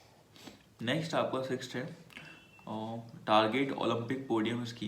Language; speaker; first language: Hindi; native; Hindi